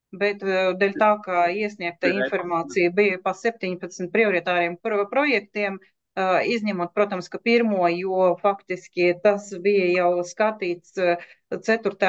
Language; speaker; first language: Latvian; non-native, local second language; Russian